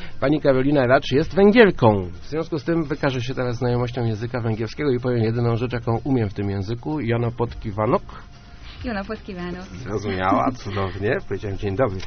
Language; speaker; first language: Polish; native; Polish